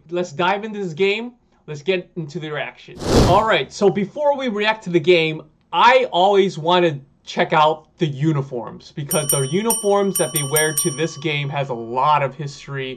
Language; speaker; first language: English; native; English